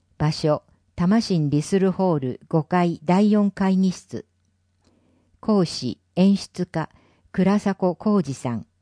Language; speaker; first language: Japanese; native; Japanese